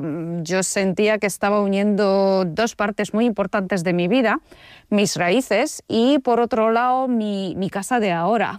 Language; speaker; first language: Spanish; non-native, fluent; Polish